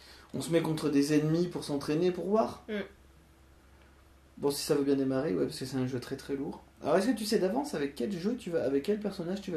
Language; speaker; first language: French; native; French